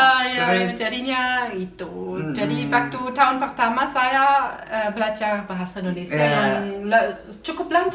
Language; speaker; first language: Indonesian; non-native, fluent; German